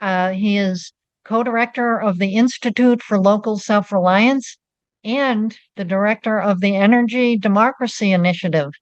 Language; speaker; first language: English; native; English